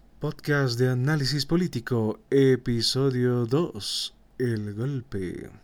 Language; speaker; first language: Spanish; native; Spanish